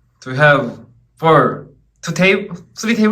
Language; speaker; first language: English; non-native, learner; Korean